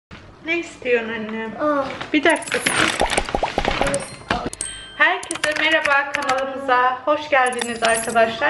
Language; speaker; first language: Turkish; early bilingual, heritage; Turkish